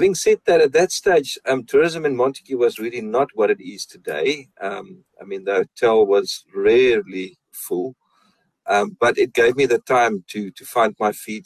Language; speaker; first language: English; non-native, local second language; Afrikaans